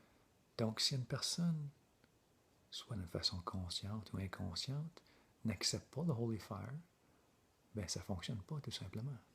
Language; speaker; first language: French; native; French